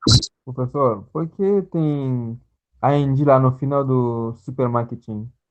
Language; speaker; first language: Portuguese; non-native, learner; Haitian Creole